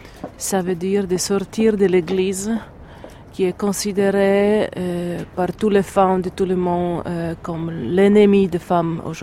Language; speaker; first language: French; non-native, fluent; Polish